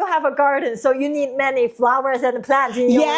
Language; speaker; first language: English; non-native, learner; Chinese